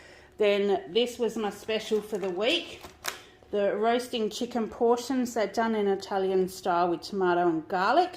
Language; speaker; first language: English; native; English